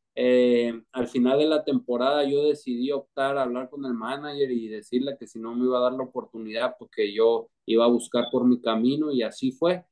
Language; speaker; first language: Spanish; native; Spanish